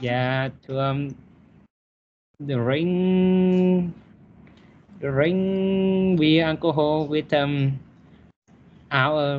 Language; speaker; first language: English; non-native, learner; Vietnamese